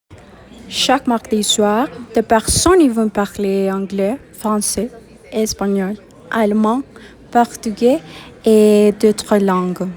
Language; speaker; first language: French; non-native, learner; Spanish